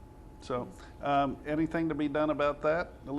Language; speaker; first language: English; native; English